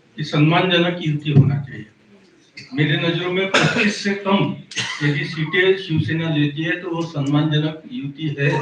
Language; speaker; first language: Hindi; non-native, local second language; Marathi